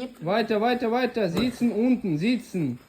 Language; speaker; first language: German; non-native, learner; Ukrainian